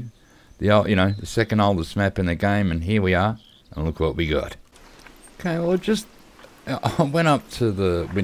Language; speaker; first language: English; native; English